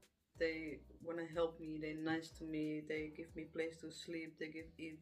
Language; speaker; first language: English; non-native, learner; Dutch